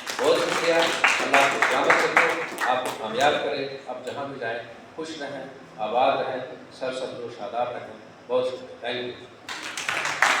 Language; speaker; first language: Urdu; native; Urdu